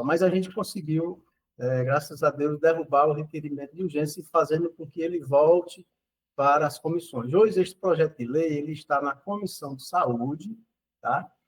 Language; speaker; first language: Portuguese; native; Portuguese